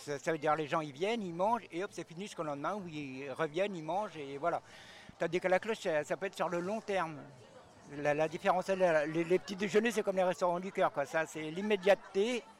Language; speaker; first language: French; native; French